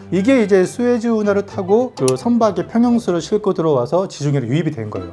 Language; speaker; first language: Korean; native; Korean